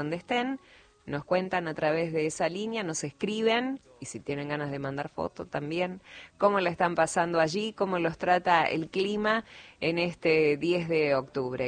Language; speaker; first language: Spanish; native; Spanish